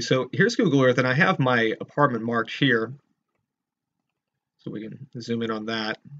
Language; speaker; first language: English; native; English